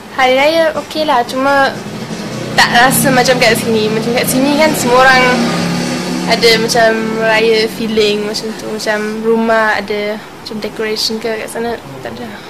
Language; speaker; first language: Malay; non-native, fluent; German